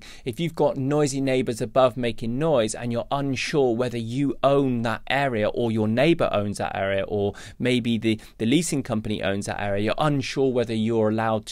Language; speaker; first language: English; native; English